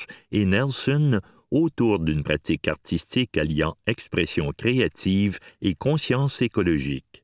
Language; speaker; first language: French; native; French